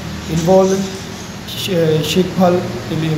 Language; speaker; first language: Korean; non-native, learner; Punjabi